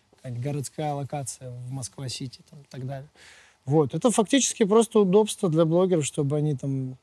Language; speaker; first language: Russian; native; Russian